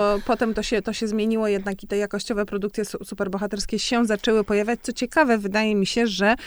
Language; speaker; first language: Polish; native; Polish